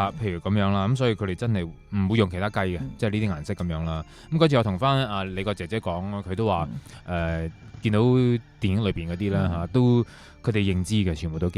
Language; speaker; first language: Cantonese; native; Cantonese